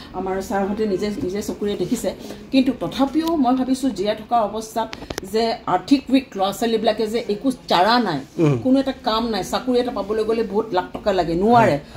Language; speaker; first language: Assamese; native; Assamese